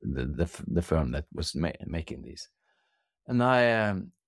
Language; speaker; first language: English; non-native, fluent; Norwegian